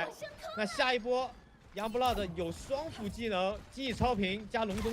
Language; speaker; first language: Chinese; native; Chinese